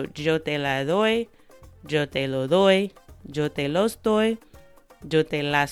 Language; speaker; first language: Spanish; non-native, fluent; English